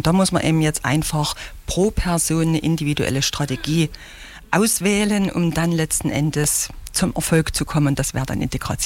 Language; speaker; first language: German; native; German